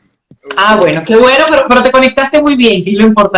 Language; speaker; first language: Spanish; native; Spanish